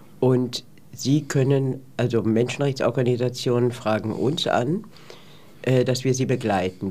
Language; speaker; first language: German; native; German